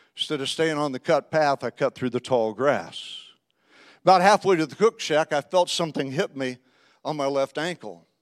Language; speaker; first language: English; native; English